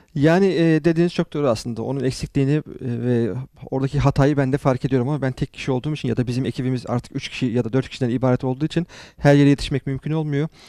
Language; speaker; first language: Turkish; native; Turkish